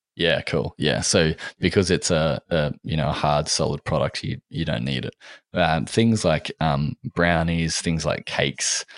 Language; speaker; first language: English; native; English